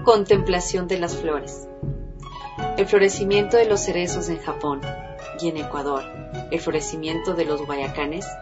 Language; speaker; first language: Spanish; native; Spanish